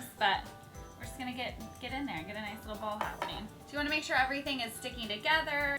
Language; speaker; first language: English; native; English